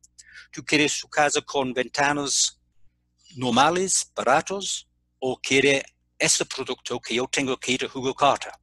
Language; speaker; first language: Spanish; non-native, fluent; English